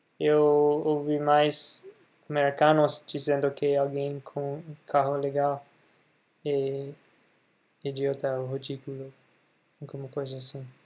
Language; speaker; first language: Portuguese; non-native, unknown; English